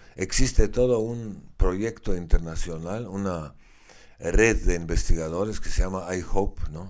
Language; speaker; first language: Spanish; non-native, fluent; Slovenian